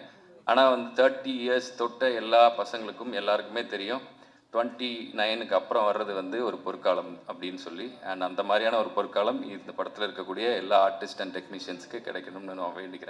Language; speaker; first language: Tamil; native; Tamil